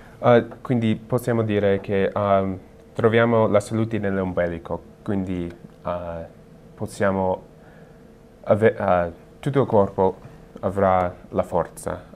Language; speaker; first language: Italian; non-native, learner; English